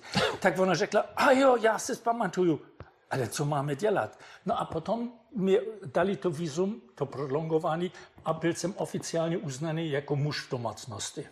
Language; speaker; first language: Czech; non-native, fluent; German